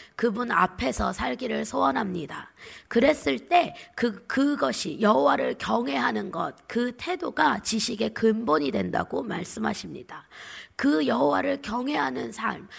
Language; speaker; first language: Korean; native; Korean